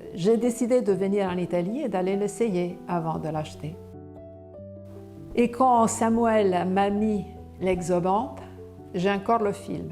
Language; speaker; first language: French; non-native, fluent; Italian